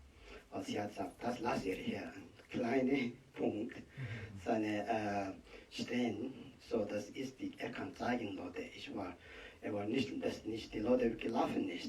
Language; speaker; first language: German; non-native, learner; Tibetan